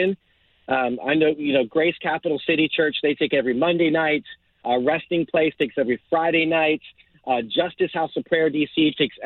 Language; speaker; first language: English; native; English